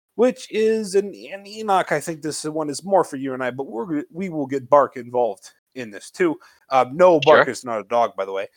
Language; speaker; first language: English; native; English